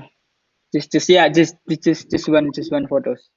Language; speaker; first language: English; non-native, learner; Javanese